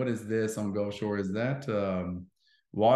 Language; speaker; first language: English; native; English